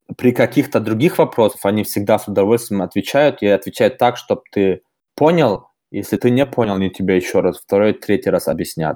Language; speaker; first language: Russian; early bilingual, heritage; German